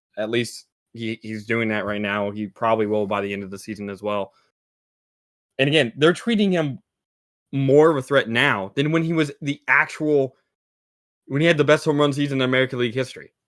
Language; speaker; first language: English; native; English